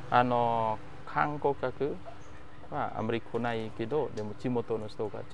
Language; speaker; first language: Japanese; non-native, fluent; Khmer